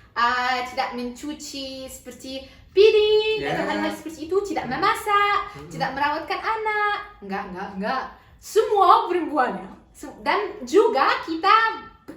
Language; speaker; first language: Indonesian; non-native, learner; Arabic